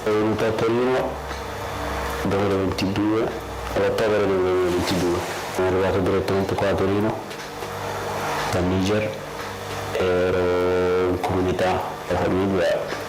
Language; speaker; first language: Italian; non-native, fluent; Arabic